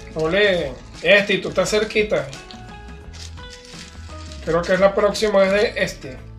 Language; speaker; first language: Spanish; native; Spanish